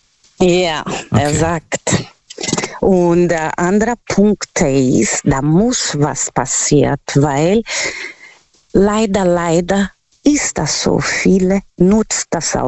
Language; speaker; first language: German; non-native, fluent; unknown